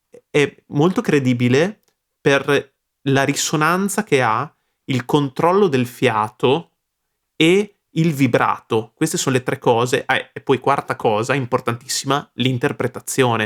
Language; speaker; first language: Italian; native; Italian